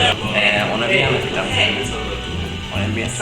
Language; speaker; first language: French; non-native, learner; Turkish